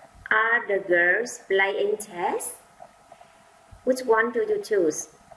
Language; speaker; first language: English; non-native, fluent; Vietnamese